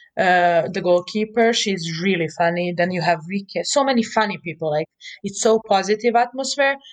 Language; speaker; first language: English; non-native, fluent; Serbian